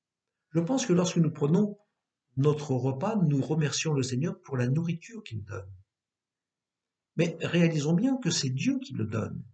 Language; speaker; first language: French; native; French